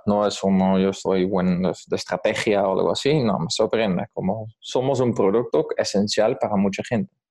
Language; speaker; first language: Spanish; non-native, fluent; Dutch